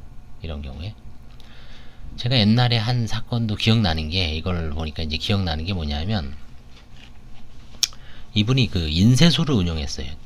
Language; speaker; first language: Korean; native; Korean